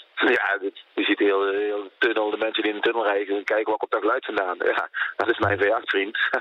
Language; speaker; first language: Dutch; native; Dutch